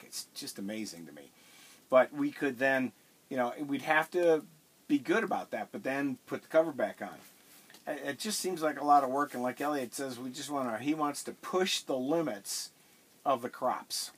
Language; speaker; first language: English; native; English